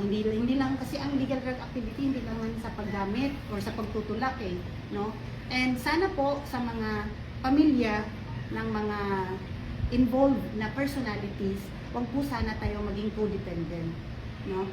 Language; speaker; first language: Filipino; non-native, local second language; Aklanon